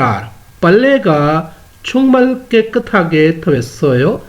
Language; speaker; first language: Korean; non-native, fluent; Urdu